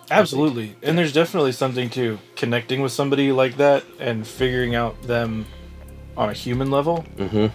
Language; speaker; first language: English; native; English